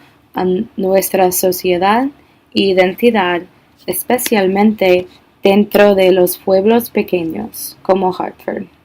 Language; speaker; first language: Spanish; non-native, learner; English